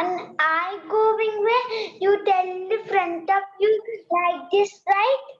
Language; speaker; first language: English; non-native, learner; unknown